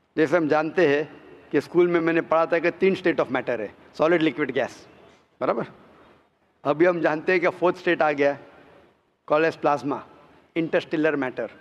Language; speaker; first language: Hindi; non-native, local second language; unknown